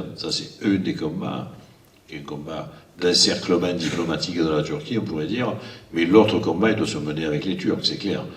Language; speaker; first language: French; native; French